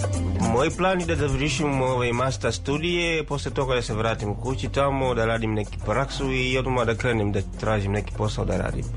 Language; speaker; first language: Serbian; non-native, fluent; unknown